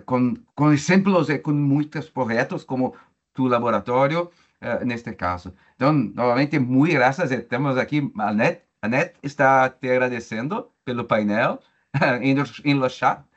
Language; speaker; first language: Spanish; non-native, learner; Portuguese